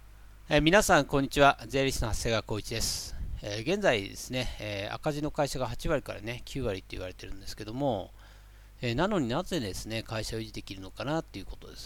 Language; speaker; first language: Japanese; native; Japanese